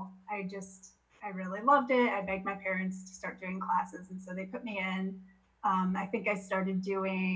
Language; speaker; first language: English; native; English